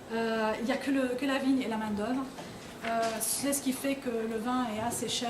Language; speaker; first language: French; non-native, local second language; Arabic